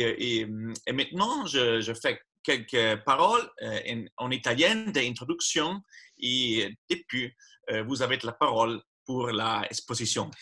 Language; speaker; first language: French; non-native, learner; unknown